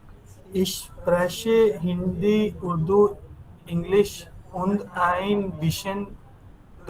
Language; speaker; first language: German; non-native, learner; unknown